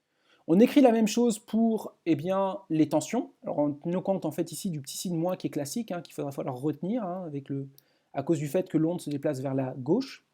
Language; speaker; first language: French; native; French